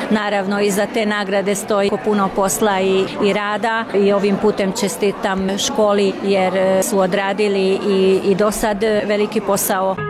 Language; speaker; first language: Croatian; early bilingual, heritage; Croatian